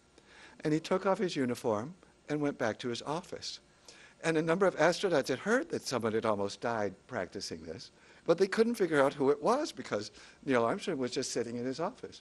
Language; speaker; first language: English; native; English